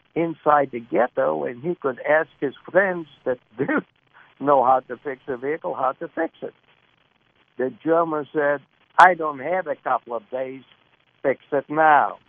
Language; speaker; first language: English; early bilingual, other home language; Lithuanian